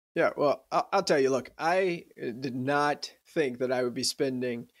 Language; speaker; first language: English; native; English